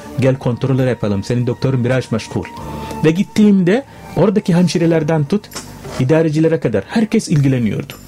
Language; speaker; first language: Turkish; non-native, fluent; Arabic